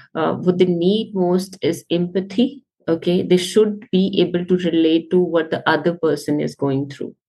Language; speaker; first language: English; non-native, local second language; Hindi